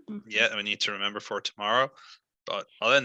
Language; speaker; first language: English; non-native, fluent; Spanish